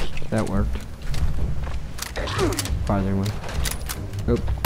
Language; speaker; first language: English; native; English